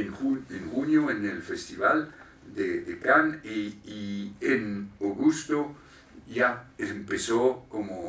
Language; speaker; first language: Spanish; non-native, fluent; French